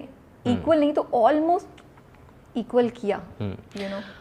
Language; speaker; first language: Urdu; native; Urdu